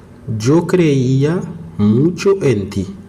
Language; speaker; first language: Spanish; non-native, fluent; Haitian Creole